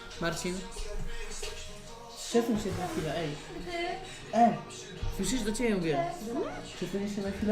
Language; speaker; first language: Polish; native; Polish